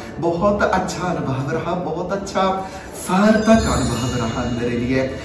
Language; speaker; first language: Hindi; non-native, fluent; Japanese